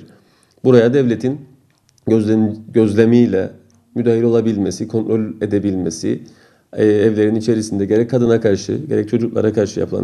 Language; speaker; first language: Turkish; native; Turkish